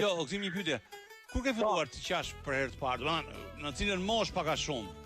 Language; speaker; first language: Albanian; native; Albanian